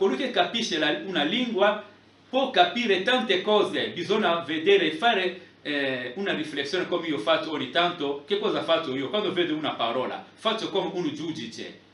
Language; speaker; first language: Italian; non-native, fluent; Lingala